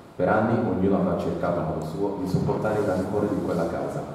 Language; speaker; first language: Italian; native; Italian